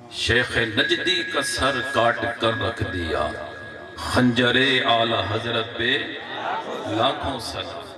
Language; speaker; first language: Urdu; non-native, local second language; Pashto